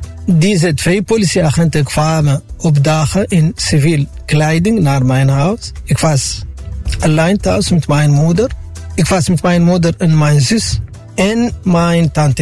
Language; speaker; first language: Dutch; non-native, fluent; Arabic